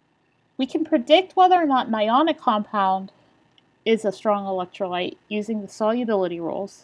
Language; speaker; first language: English; native; English